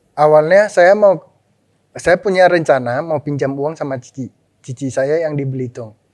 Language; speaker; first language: Indonesian; non-native, local second language; Min Nan Chinese